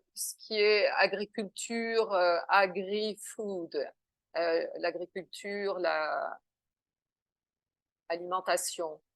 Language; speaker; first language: French; non-native, fluent; Portuguese